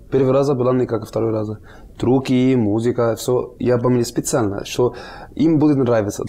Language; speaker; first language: Russian; non-native, learner; Arabic